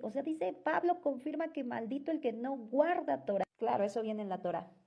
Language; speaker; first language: Spanish; native; Spanish